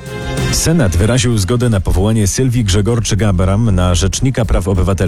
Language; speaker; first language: Polish; native; Polish